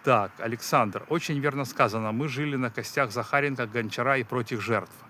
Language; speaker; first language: Russian; non-native, local second language; Belarusian